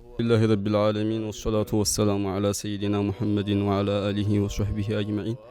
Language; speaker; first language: Amharic; native; Amharic